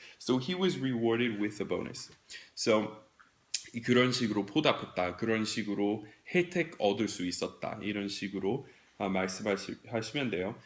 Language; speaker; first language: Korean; non-native, fluent; English